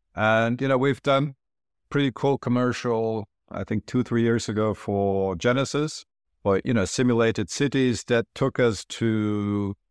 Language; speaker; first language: English; non-native, fluent; Turkish